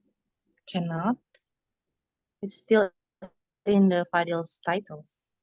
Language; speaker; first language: English; non-native, learner; Indonesian